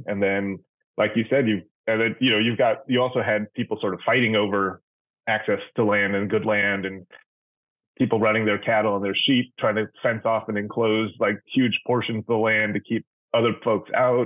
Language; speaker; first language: English; native; English